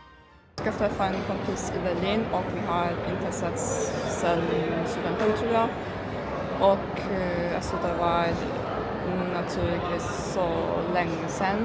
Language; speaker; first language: Swedish; non-native, learner; Turkish